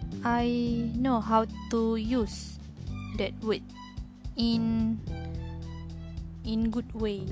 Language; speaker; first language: English; non-native, learner; Malay